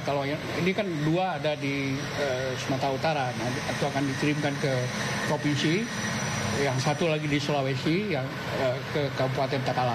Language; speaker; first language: Indonesian; native; Indonesian